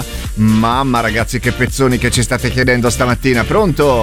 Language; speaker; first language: Italian; native; Italian